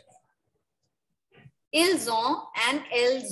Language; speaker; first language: French; non-native, fluent; Hindi